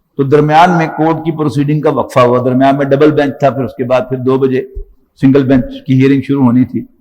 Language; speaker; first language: Urdu; non-native, local second language; Punjabi